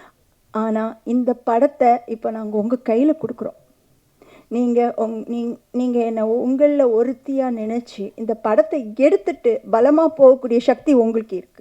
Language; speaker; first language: Tamil; native; Tamil